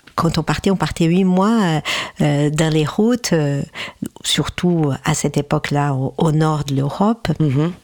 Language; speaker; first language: French; non-native, fluent; Portuguese